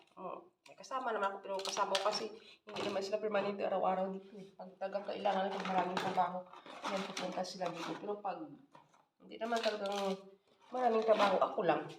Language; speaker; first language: Filipino; non-native, local second language; Cebuano